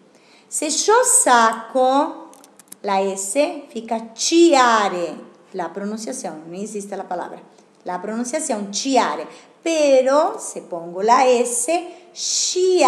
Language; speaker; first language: Spanish; non-native, fluent; Portuguese